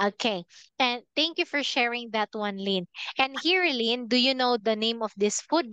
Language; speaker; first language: English; non-native, fluent; Filipino